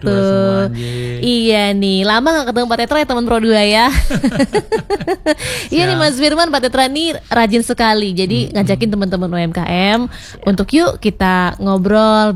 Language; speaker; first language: Indonesian; native; Indonesian